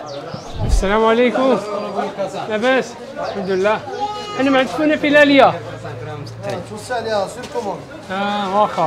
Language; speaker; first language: Arabic; non-native, learner; Korean